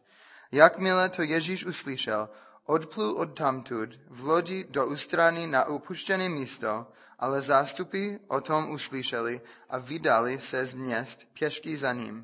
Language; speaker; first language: Czech; non-native, fluent; English